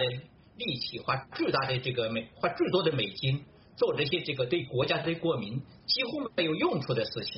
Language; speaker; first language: Chinese; native; Chinese